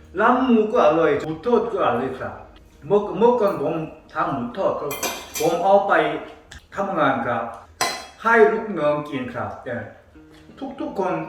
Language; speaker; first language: Thai; non-native, learner; Korean